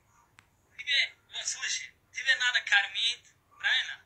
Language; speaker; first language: Russian; non-native, learner; Uzbek